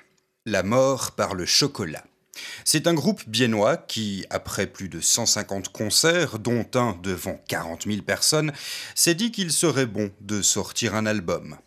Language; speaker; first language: French; native; French